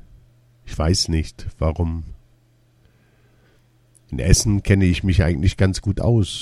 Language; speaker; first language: German; early bilingual, other home language; Turkish